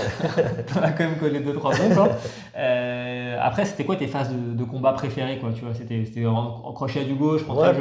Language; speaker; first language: French; native; French